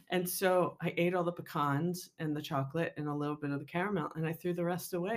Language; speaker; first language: English; native; English